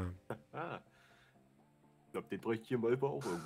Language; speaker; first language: German; native; German